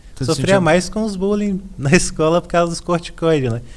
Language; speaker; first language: Portuguese; native; Portuguese